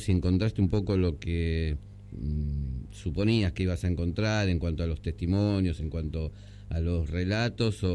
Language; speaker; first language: Spanish; native; Spanish